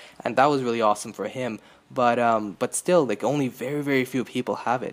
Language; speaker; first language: English; native; English